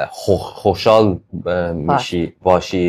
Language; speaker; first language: Persian; early bilingual, heritage; English